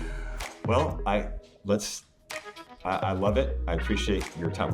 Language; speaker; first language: English; native; English